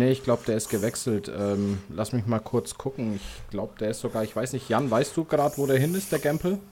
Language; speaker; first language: German; native; German